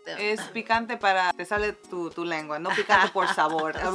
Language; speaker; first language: Spanish; early bilingual, heritage; Spanish